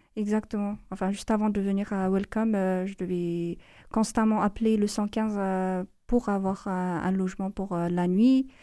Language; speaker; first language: French; non-native, fluent; Amharic